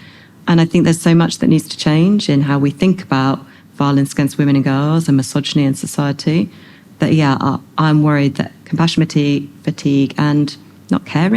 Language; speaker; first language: English; native; English